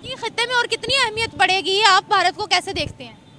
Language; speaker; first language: Hindi; native; Hindi